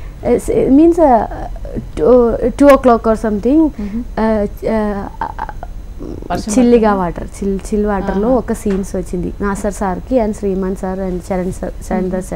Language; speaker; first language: Telugu; non-native, learner; Malayalam